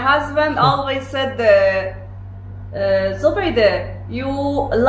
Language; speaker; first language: English; non-native, learner; Persian